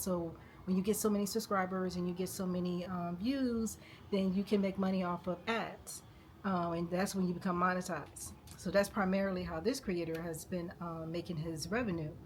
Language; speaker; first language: English; native; English